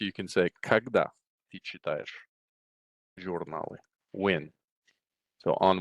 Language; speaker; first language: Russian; non-native, fluent; English